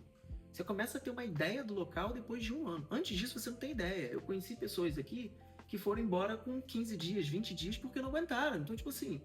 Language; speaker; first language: Portuguese; native; Portuguese